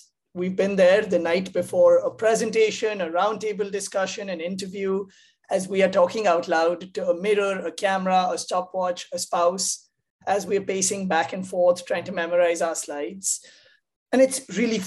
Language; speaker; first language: English; non-native, local second language; Hindi